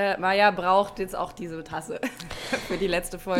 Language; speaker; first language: German; native; German